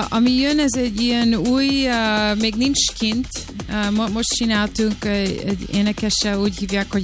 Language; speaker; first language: Hungarian; early bilingual, heritage; Hungarian